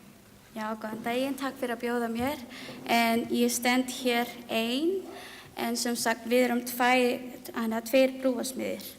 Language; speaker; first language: Icelandic; non-native, learner; Filipino